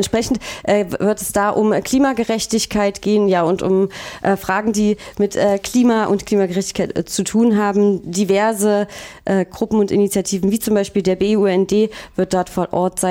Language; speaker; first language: German; native; German